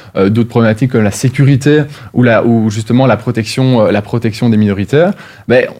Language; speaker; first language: French; native; French